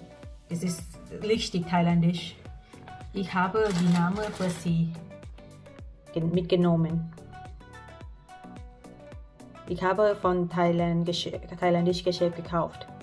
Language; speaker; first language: German; non-native, learner; Thai